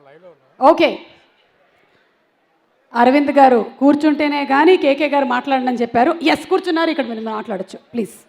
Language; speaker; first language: Telugu; native; Telugu